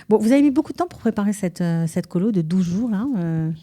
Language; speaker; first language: French; native; French